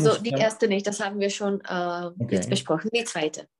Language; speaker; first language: German; non-native, fluent; Czech